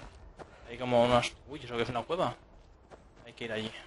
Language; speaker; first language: Spanish; native; Spanish